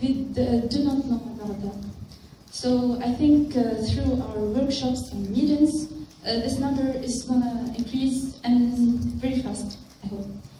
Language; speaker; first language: English; non-native, local second language; Arabic